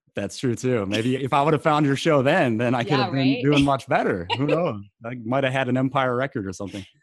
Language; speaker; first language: English; native; English